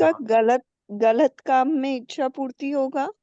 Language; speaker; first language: Hindi; native; Hindi